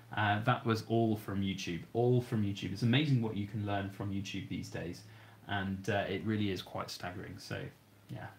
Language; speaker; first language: English; native; English